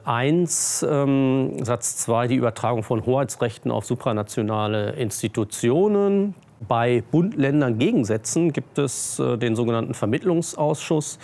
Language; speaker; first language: German; native; German